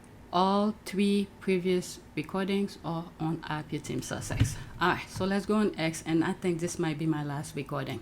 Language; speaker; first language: English; native; English